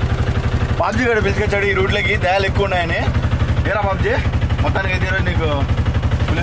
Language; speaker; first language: Telugu; native; Telugu